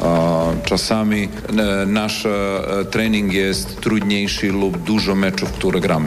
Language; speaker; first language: Polish; non-native, learner; Serbian